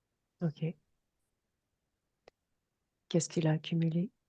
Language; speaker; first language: French; native; French